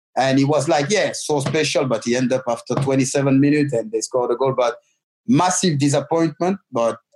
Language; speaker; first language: English; non-native, fluent; French